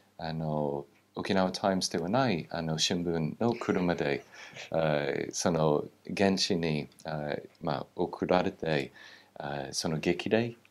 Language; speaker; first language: Japanese; non-native, fluent; English